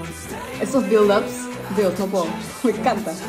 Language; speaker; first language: Spanish; native; Spanish